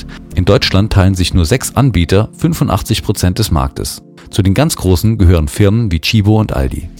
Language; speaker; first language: German; native; German